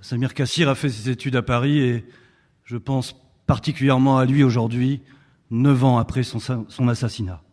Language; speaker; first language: French; native; French